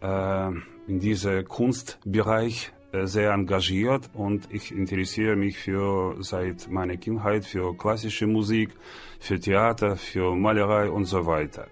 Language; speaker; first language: German; non-native, learner; Russian